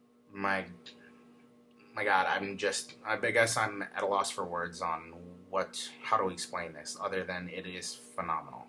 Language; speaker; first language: English; native; English